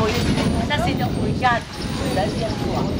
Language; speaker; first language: French; non-native, local second language; Burmese